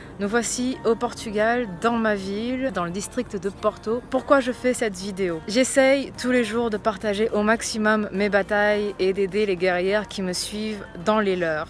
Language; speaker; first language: French; early bilingual, other home language; Portuguese